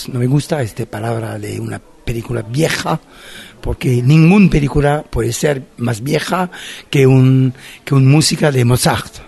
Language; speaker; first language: Spanish; non-native, fluent; French